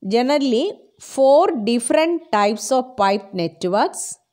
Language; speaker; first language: English; non-native, local second language; Malayalam